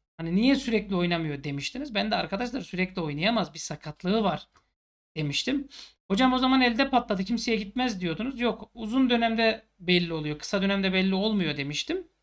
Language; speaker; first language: Turkish; native; Turkish